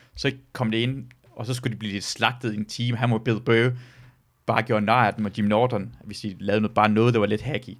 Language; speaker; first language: Danish; early bilingual, other home language; Persian